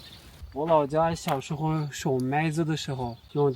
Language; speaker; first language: Chinese; non-native, local second language; Uyghur